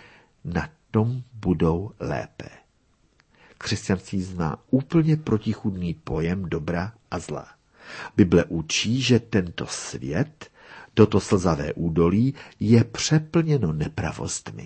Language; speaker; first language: Czech; native; Czech